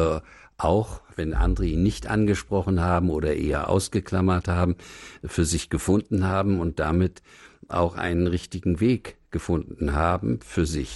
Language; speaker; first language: German; native; German